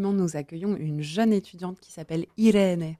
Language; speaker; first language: French; native; French